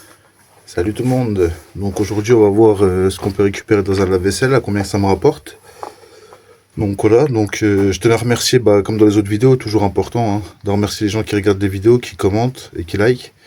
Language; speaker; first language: French; native; French